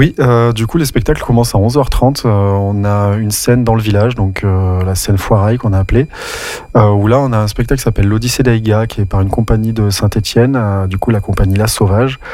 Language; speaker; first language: French; native; French